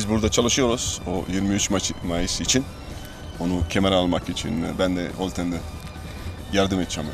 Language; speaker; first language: Turkish; early bilingual, heritage; Turkish